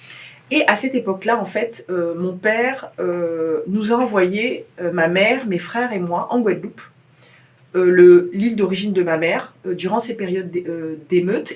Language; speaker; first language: French; native; French